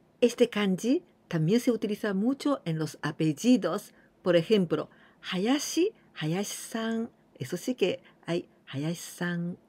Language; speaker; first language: Spanish; non-native, fluent; Japanese